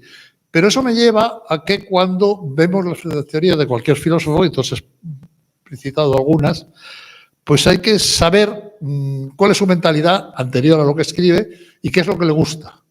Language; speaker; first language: Spanish; native; Spanish